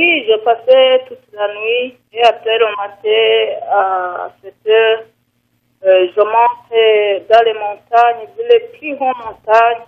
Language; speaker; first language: French; non-native, learner; Rundi